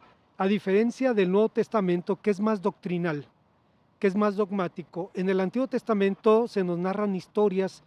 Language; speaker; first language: Spanish; native; Spanish